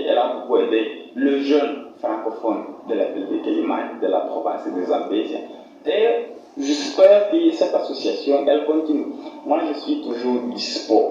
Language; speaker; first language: French; non-native, fluent; Portuguese